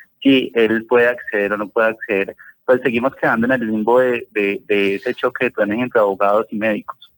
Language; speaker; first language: Spanish; native; Spanish